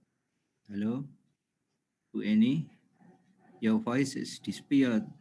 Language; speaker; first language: English; non-native, fluent; Indonesian